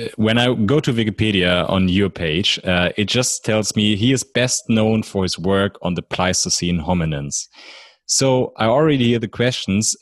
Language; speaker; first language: English; non-native, fluent; German